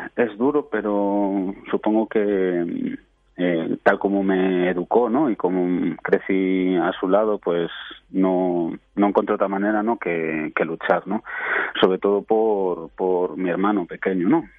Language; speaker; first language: Spanish; native; Spanish